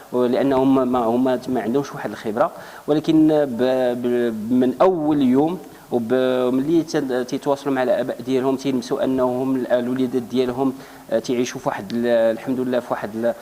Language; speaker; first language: Arabic; native; Arabic